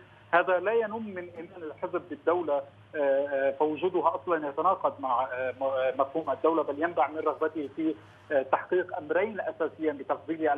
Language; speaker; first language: Arabic; native; Arabic